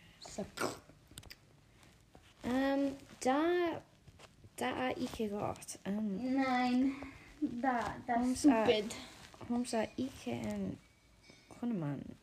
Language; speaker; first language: Danish; non-native, learner; Icelandic